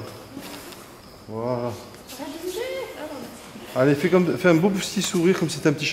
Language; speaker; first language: French; native; French